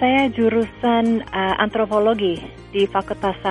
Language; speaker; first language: Indonesian; non-native, fluent; English